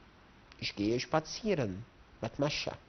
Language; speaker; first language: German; non-native, fluent; Arabic